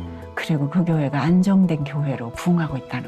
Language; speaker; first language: Korean; native; Korean